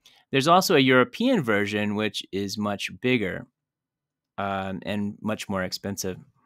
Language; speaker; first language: English; native; English